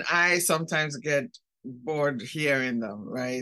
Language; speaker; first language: English; non-native, local second language; Akan